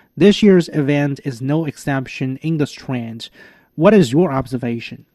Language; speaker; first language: English; non-native, fluent; Chinese